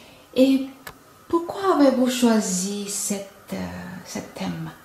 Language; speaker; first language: French; non-native, learner; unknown